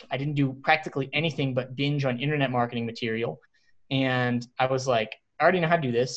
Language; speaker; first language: English; native; English